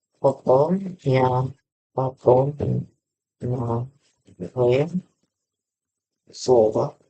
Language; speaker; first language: Russian; non-native, learner; English